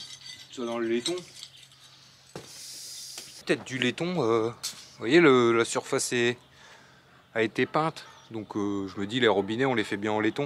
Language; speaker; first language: French; native; French